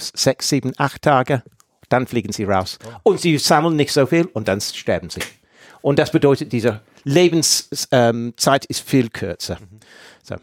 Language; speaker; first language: German; non-native, fluent; English